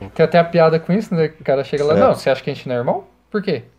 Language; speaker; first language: Portuguese; native; Portuguese